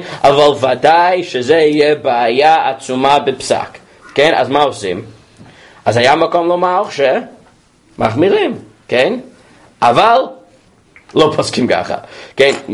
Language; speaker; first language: Hebrew; non-native, fluent; English